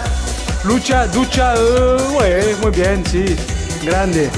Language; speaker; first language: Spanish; non-native, learner; French